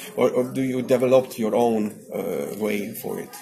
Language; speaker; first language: English; non-native, learner; Hungarian